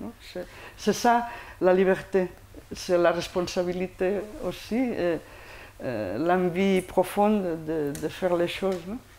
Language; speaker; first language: French; non-native, fluent; Spanish